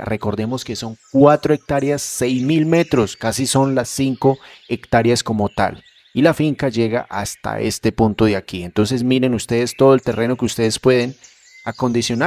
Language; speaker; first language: Spanish; native; Spanish